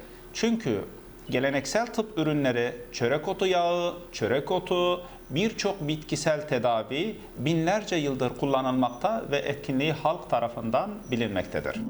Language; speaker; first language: Turkish; native; Turkish